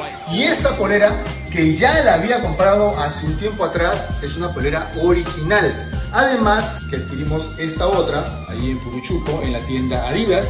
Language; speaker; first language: Spanish; native; Spanish